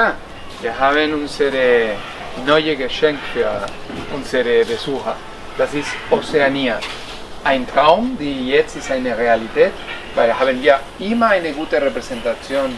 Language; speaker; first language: German; non-native, fluent; Spanish